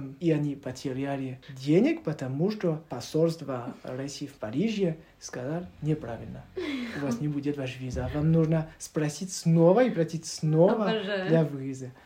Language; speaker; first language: Russian; non-native, learner; French